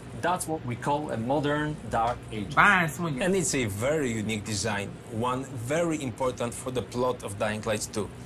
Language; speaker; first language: English; non-native, fluent; Polish